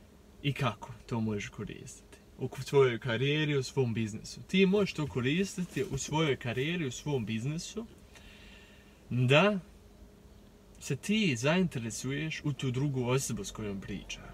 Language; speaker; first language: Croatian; early bilingual, heritage; Croatian